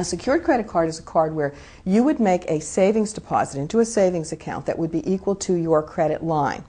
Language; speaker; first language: English; native; English